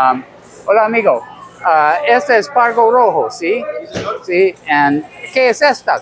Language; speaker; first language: Spanish; non-native, learner; English